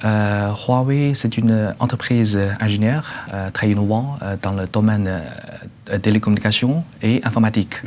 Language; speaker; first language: French; non-native, learner; Chinese